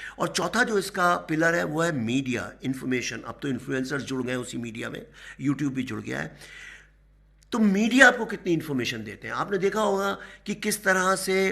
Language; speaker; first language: Hindi; native; Hindi